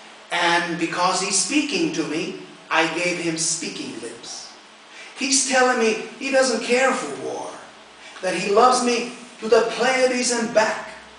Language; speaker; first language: English; early bilingual, other home language; Spanish